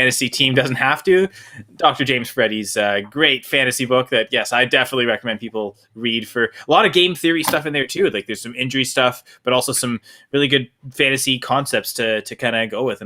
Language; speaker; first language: English; native; English